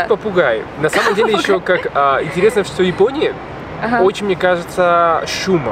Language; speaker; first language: Russian; non-native, fluent; Spanish